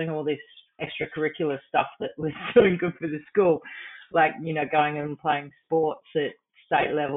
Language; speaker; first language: English; native; English